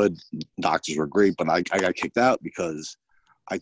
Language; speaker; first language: English; native; English